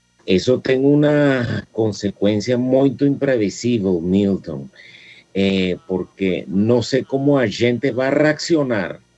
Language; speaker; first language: Portuguese; non-native, fluent; Spanish